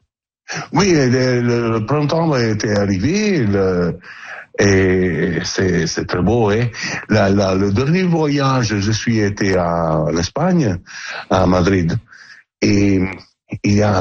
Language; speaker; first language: French; non-native, learner; Italian